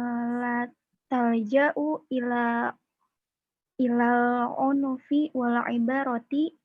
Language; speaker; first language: Arabic; non-native, learner; Indonesian